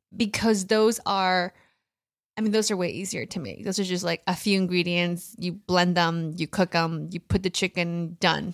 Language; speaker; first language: English; early bilingual, other home language; Spanish